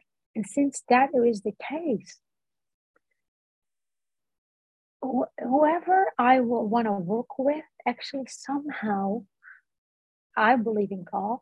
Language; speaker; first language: English; non-native, fluent; Dutch